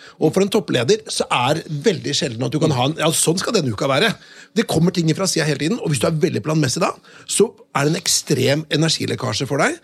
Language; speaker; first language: Norwegian; native; Norwegian